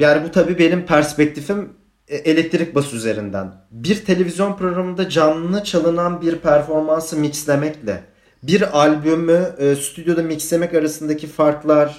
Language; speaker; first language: Turkish; native; Turkish